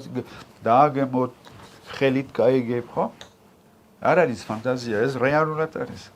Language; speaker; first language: Georgian; non-native, learner; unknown